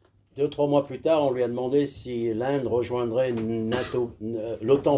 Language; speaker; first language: French; native; French